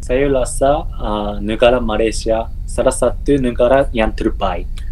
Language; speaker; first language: Malay; non-native, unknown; Japanese